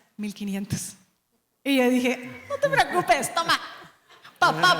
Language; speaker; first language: Spanish; native; Spanish